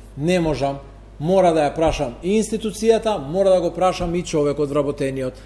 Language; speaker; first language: Macedonian; non-native, local second language; Albanian